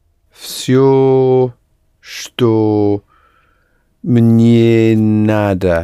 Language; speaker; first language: Russian; non-native, learner; English